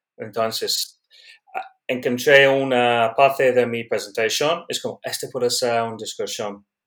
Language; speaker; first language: Spanish; non-native, learner; English